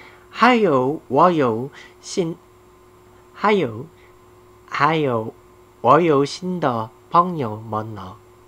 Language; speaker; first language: Chinese; non-native, learner; Korean